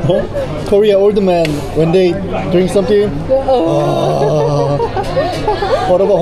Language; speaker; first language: English; non-native, learner; Korean